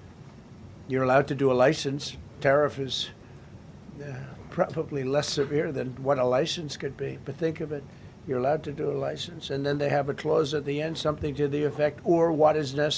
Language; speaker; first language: English; native; English